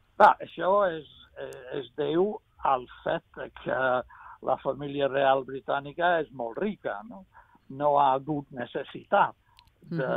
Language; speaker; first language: Catalan; non-native, fluent; English